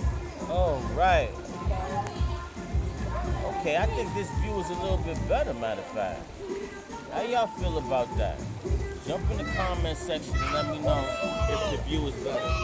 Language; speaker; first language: English; native; English